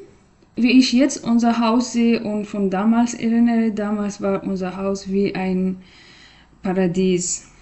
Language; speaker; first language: German; non-native, learner; Persian